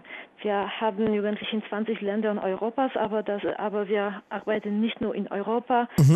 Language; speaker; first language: German; non-native, fluent; Polish